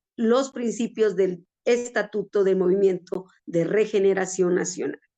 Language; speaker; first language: Spanish; native; Spanish